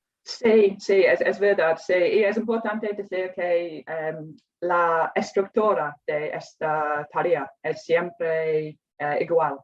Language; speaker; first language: Spanish; non-native, fluent; English